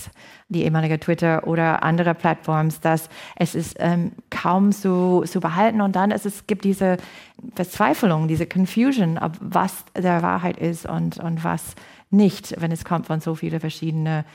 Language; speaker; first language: German; non-native, fluent; English